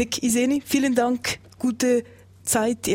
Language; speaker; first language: German; native; German